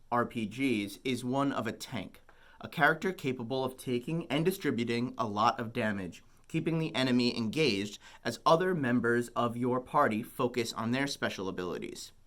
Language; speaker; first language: English; native; English